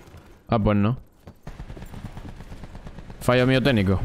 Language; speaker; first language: Spanish; native; Spanish